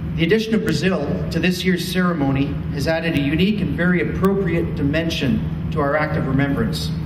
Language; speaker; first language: English; native; English